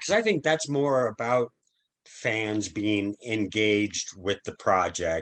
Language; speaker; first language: English; native; English